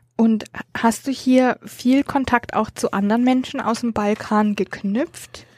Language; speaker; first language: German; native; German